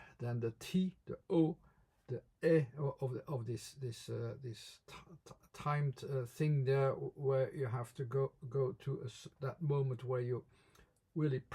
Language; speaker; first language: English; non-native, fluent; Dutch